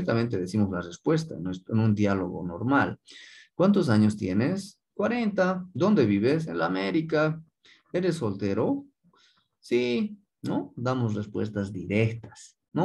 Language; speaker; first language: Spanish; native; Spanish